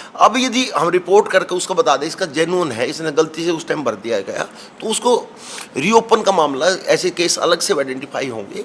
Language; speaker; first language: Hindi; native; Hindi